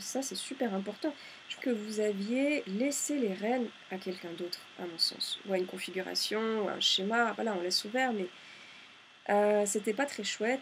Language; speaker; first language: French; native; French